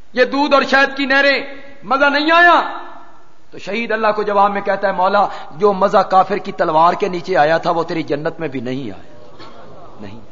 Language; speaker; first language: Urdu; non-native, local second language; Punjabi